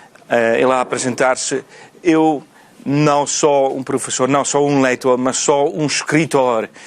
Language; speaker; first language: Portuguese; non-native, fluent; Dutch